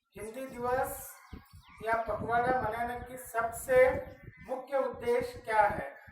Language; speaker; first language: Hindi; non-native, local second language; Kannada